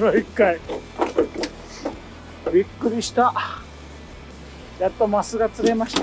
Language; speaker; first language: Japanese; native; Japanese